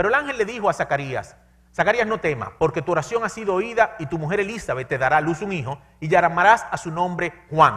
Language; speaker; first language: Spanish; native; Spanish